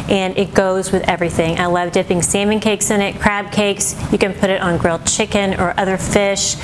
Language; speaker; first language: English; native; English